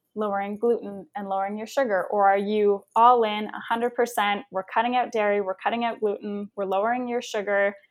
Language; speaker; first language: English; native; English